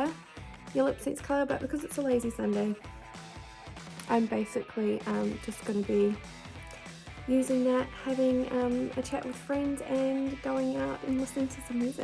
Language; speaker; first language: English; native; English